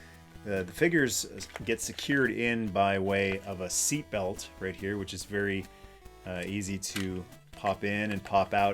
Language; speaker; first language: English; native; English